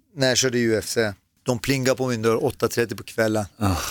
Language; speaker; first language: Swedish; early bilingual, other home language; Persian